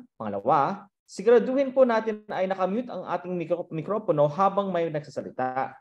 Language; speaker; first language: Filipino; native; Filipino